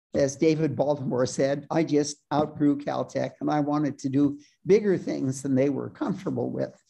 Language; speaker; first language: English; native; English